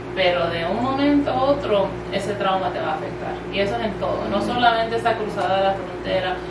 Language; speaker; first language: Spanish; early bilingual, heritage; Spanish